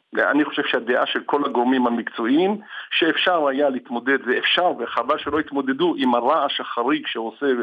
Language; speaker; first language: Hebrew; early bilingual, other home language; Arabic